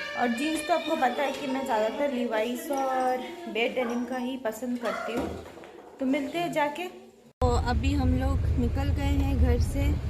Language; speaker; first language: Hindi; non-native, local second language; Bangla